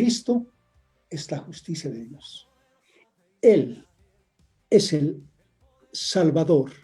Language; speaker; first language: Spanish; native; Spanish